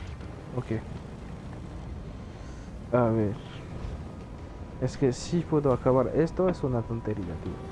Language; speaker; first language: Spanish; non-native, learner; French